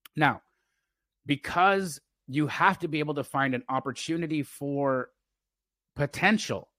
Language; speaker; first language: English; native; English